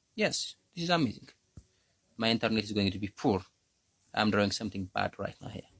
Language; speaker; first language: English; non-native, local second language; Amharic